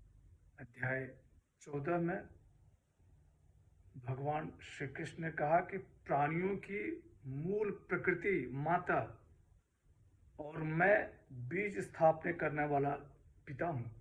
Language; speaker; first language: Hindi; native; Hindi